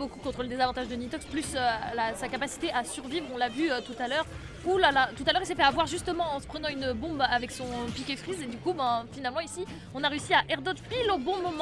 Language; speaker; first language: French; native; French